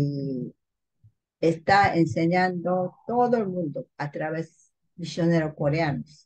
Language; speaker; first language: Spanish; non-native, learner; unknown